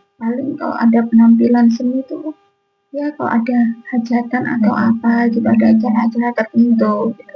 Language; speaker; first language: Indonesian; non-native, local second language; Javanese